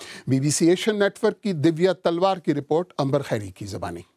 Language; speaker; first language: Urdu; native; Urdu